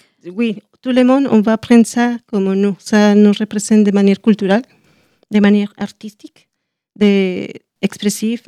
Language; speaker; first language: French; non-native, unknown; Spanish